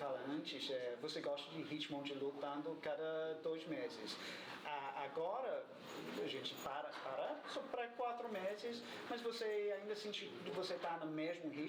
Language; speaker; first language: Portuguese; non-native, learner; English